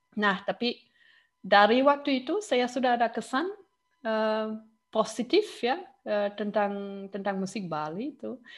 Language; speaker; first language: Indonesian; non-native, fluent; German